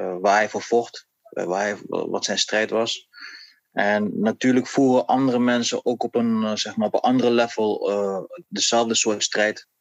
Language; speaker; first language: Dutch; native; Dutch